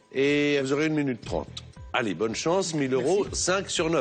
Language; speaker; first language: French; native; French